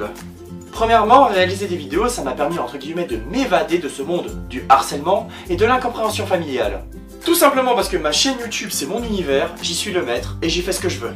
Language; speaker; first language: French; native; French